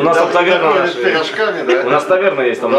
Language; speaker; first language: Russian; native; Russian